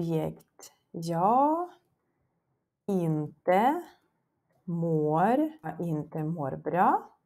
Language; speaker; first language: Swedish; non-native, fluent; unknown